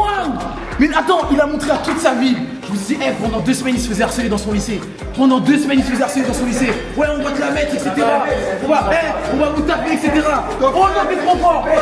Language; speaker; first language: French; native; French